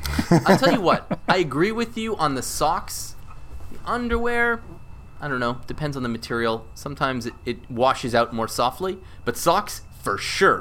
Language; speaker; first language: English; native; English